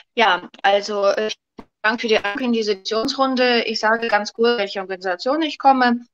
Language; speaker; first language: German; non-native, fluent; Russian